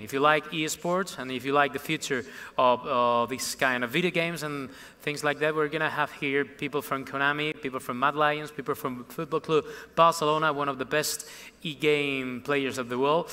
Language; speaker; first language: English; non-native, fluent; Spanish